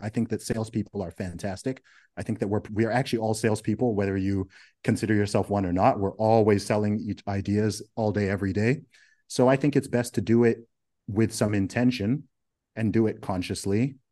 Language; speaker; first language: English; native; English